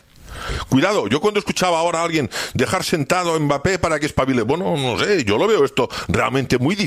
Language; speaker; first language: Spanish; native; Spanish